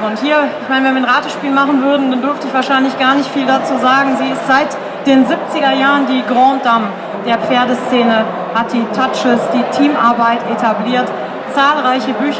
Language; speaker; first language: German; native; German